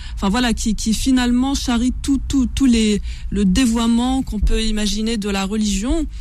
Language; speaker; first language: French; non-native, local second language; Kabyle